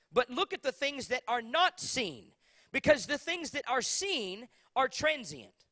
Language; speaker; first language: English; native; English